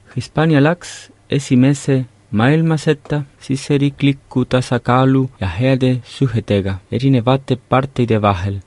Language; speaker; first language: Estonian; non-native, fluent; Spanish